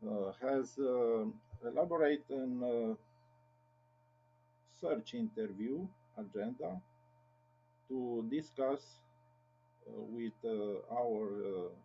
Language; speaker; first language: English; non-native, learner; Romanian